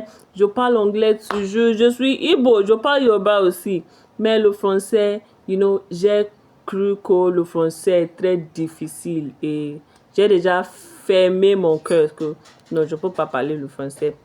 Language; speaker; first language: French; non-native, fluent; Igbo